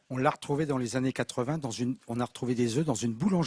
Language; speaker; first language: French; native; French